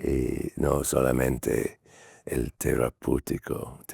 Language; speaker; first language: Spanish; non-native, fluent; English